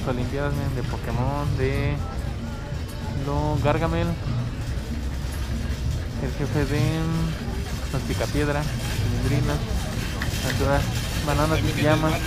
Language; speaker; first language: Spanish; native; Spanish